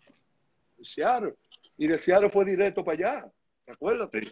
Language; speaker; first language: Spanish; native; Spanish